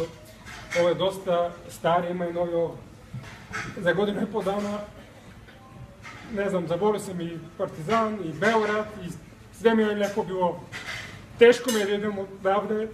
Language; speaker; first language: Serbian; non-native, fluent; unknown